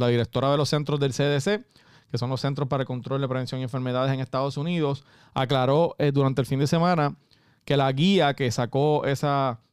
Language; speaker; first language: Spanish; native; Spanish